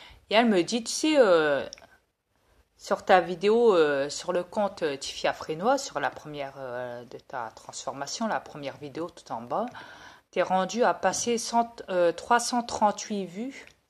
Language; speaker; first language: French; native; French